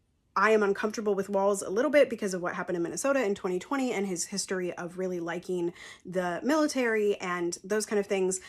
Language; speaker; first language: English; native; English